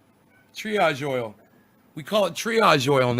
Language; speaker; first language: English; native; English